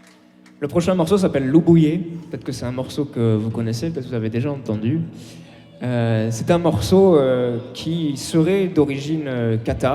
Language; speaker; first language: French; native; French